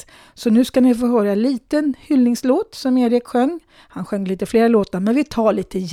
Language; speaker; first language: Swedish; native; Swedish